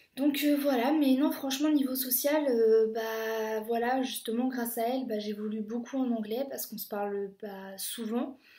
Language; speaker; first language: French; native; French